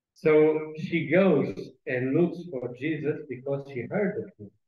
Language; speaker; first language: English; non-native, fluent; Portuguese